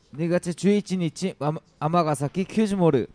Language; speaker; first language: Japanese; non-native, learner; Korean